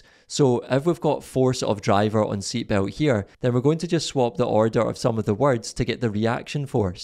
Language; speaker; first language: English; native; English